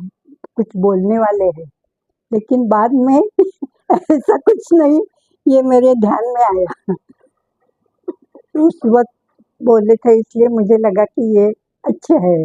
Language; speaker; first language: Hindi; non-native, local second language; Marathi